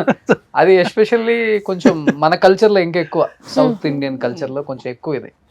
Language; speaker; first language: Telugu; native; Telugu